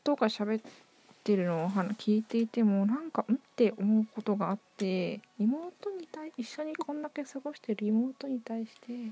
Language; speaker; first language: Japanese; native; Japanese